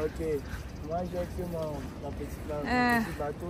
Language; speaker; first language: French; non-native, learner; Kazakh